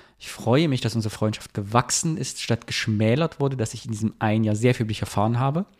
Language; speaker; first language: German; native; German